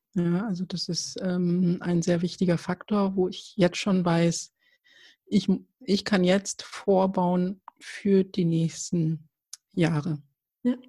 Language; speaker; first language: German; early bilingual, other home language; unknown